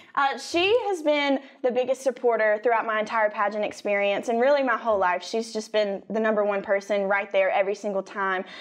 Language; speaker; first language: English; native; English